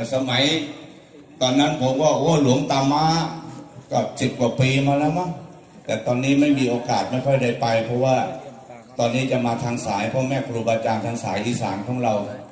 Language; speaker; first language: Thai; native; Thai